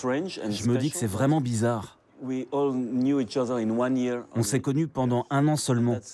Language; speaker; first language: French; native; French